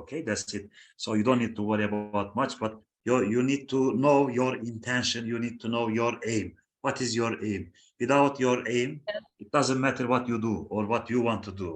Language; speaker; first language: English; non-native, fluent; Turkish